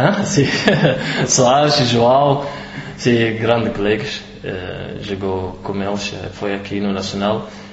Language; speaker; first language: Portuguese; non-native, learner; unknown